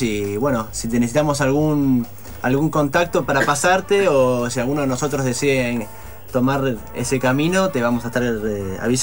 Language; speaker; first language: Spanish; native; Spanish